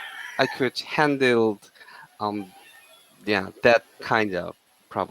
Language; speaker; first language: English; non-native, learner; Korean